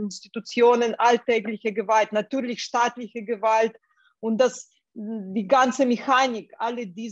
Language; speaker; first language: German; non-native, fluent; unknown